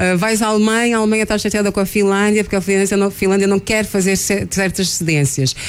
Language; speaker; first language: Portuguese; non-native, local second language; Kabuverdianu